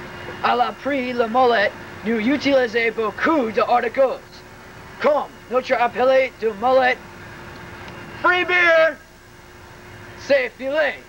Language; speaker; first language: French; non-native, learner; English